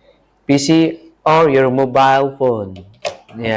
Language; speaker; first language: English; non-native, learner; Indonesian